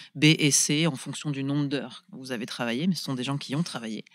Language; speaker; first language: French; native; French